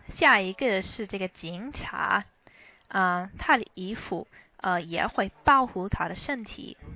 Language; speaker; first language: Chinese; non-native, learner; English